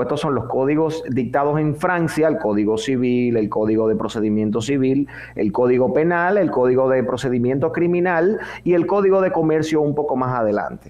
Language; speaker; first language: Spanish; native; Spanish